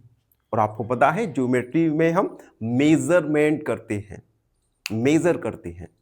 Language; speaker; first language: Hindi; native; Hindi